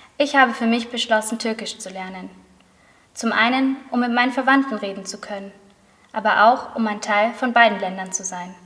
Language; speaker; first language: German; native; German